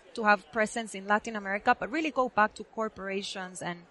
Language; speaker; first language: English; non-native, fluent; Spanish